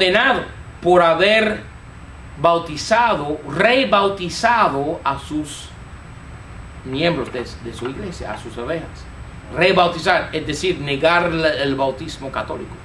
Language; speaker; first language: Spanish; non-native, fluent; English